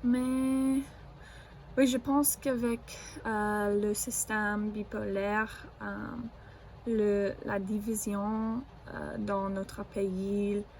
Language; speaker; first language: French; non-native, learner; English